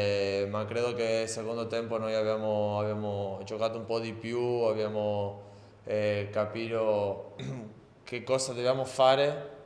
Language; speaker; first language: Italian; non-native, learner; Spanish